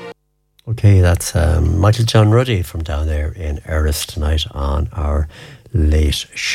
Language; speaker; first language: English; native; English